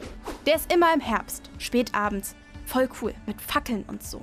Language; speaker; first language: German; native; German